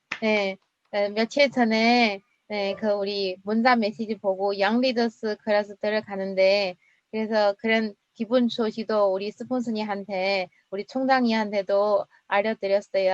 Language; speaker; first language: Korean; non-native, fluent; Chinese